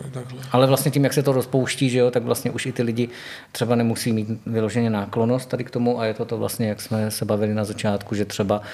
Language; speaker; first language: Czech; native; Czech